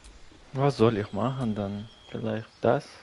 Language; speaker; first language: German; non-native, learner; Russian